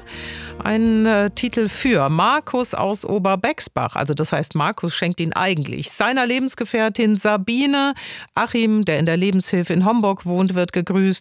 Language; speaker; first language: German; native; German